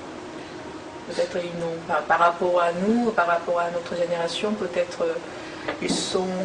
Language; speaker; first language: French; non-native, fluent; Korean